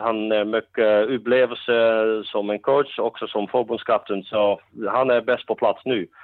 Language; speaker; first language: Swedish; non-native, fluent; Dutch